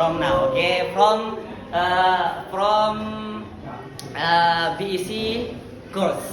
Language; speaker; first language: English; non-native, learner; Indonesian